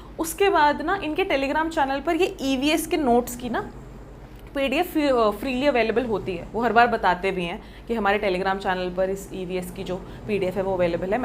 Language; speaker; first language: Hindi; native; Hindi